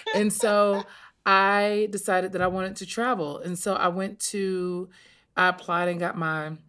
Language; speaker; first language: English; native; English